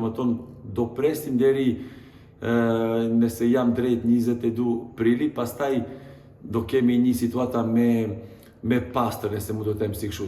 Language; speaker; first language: Albanian; non-native, learner; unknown